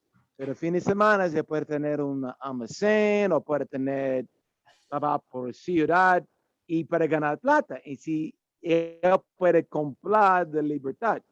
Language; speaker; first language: Spanish; non-native, learner; English